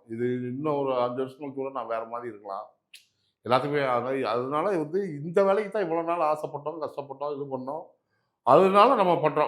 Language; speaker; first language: Tamil; native; Tamil